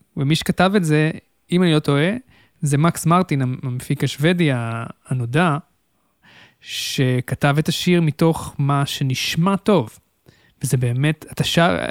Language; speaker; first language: Hebrew; native; Hebrew